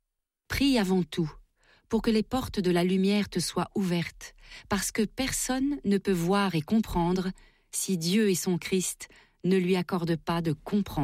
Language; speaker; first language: French; native; French